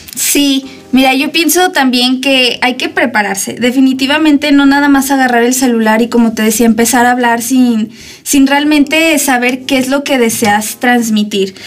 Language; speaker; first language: Spanish; native; Spanish